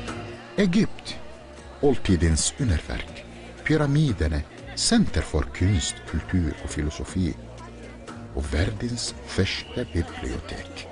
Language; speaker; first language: Norwegian; non-native, fluent; Arabic